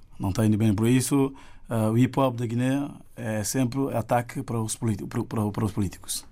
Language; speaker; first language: Portuguese; non-native, local second language; Upper Guinea Crioulo